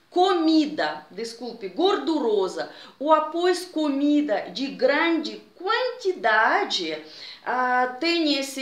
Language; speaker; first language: Portuguese; non-native, fluent; Russian